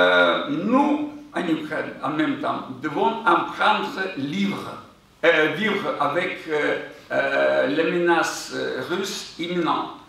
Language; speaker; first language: French; non-native, fluent; Ukrainian